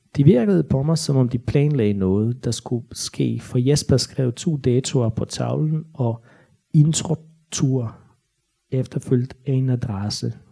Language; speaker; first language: Danish; non-native, fluent; Bosnian